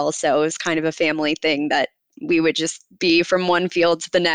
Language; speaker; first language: English; native; English